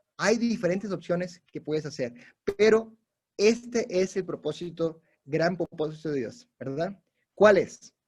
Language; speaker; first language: Spanish; non-native, local second language; English